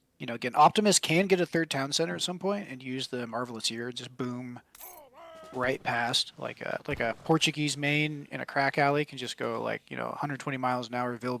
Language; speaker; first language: English; native; English